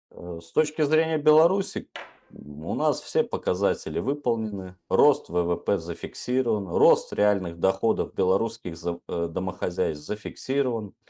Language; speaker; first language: Russian; native; Russian